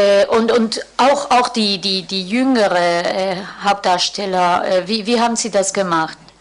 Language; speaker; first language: German; non-native, fluent; Spanish